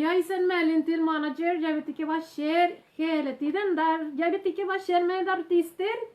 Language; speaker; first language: Norwegian; non-native, learner; Spanish